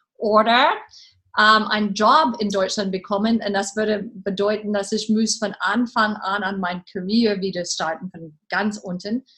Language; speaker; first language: German; non-native, learner; English